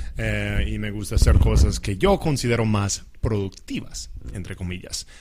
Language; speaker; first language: Spanish; non-native, fluent; English